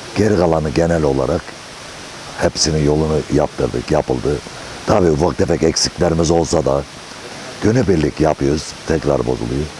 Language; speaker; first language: Turkish; native; Turkish